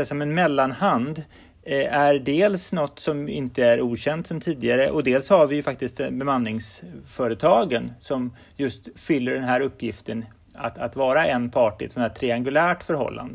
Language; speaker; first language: Swedish; native; Swedish